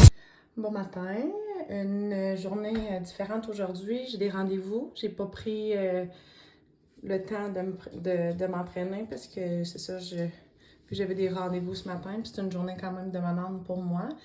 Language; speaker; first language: French; native; French